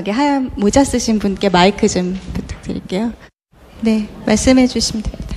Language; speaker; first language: Korean; native; Korean